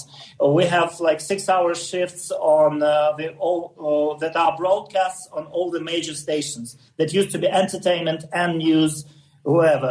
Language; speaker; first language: English; non-native, fluent; Russian